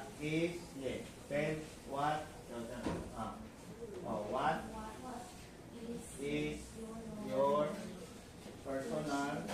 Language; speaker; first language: English; non-native, local second language; Cebuano